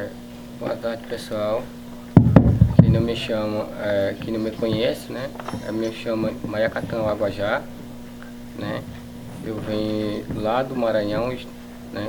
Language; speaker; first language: Portuguese; non-native, local second language; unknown